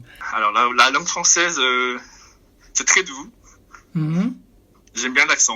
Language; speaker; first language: French; early bilingual, other home language; Korean